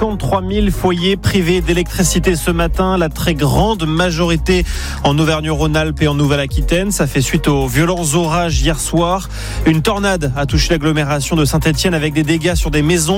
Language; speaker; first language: French; native; French